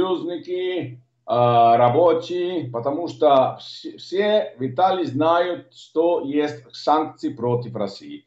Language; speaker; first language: Russian; non-native, learner; Italian